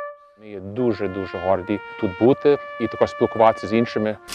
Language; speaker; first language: Ukrainian; early bilingual, heritage; Ukrainian